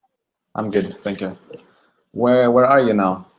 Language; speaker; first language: English; non-native, fluent; Russian